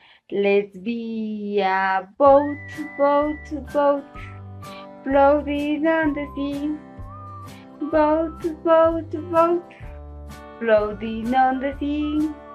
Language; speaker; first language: English; non-native, fluent; Spanish